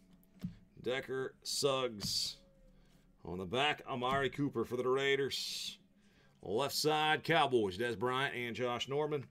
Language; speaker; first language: English; native; English